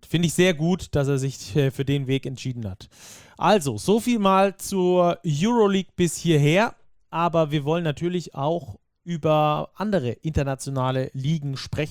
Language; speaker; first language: German; native; German